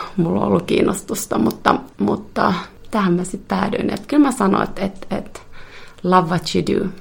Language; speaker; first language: Finnish; non-native, local second language; Swedish